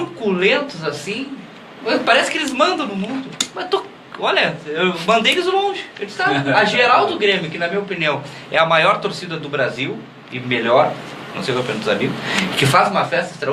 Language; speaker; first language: Portuguese; native; Portuguese